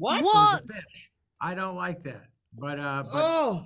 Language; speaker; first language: English; native; English